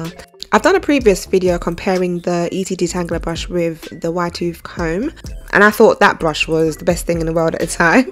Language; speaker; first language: English; native; English